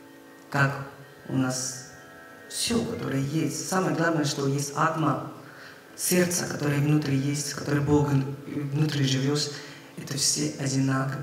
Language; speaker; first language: Russian; non-native, learner; Hindi